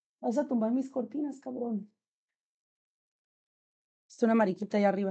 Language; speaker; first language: Spanish; native; Spanish